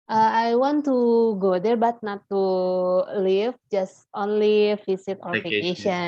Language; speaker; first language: English; non-native, learner; Indonesian